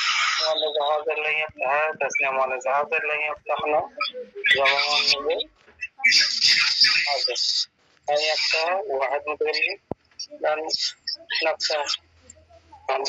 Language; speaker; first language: Arabic; non-native, learner; Bangla